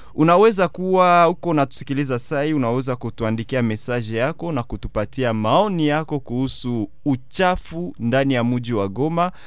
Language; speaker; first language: Swahili; native; Swahili